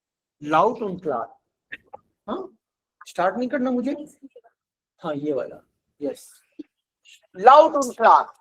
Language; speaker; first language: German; non-native, fluent; Hindi